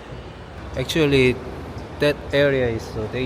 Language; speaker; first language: English; non-native, learner; Korean